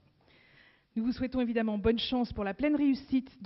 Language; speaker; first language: French; native; French